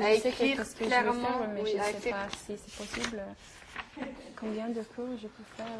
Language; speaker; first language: French; non-native, fluent; English